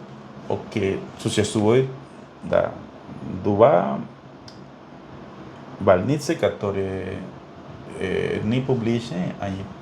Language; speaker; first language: Russian; non-native, fluent; Spanish